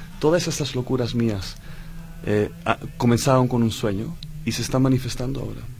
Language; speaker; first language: Spanish; early bilingual, heritage; Spanish